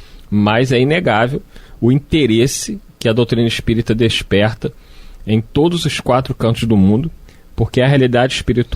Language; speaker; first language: Portuguese; native; Portuguese